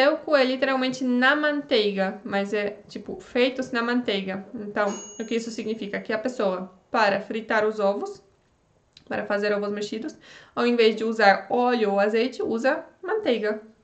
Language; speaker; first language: Portuguese; non-native, fluent; Polish